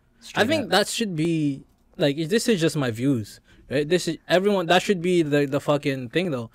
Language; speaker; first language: English; non-native, local second language; Iloko